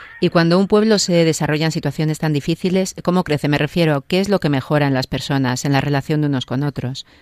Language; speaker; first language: Spanish; native; Spanish